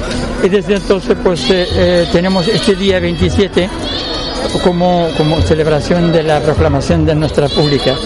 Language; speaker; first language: Spanish; non-native, local second language; Arabic